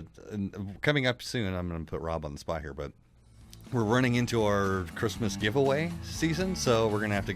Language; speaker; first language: English; native; English